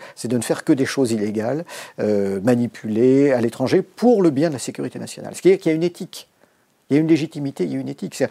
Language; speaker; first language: French; native; French